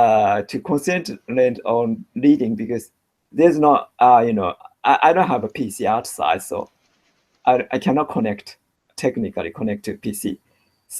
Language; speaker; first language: English; non-native, learner; Japanese